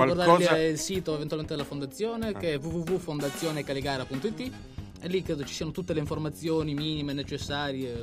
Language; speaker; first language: Italian; native; Italian